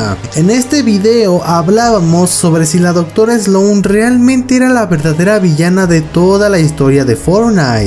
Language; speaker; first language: Spanish; native; Spanish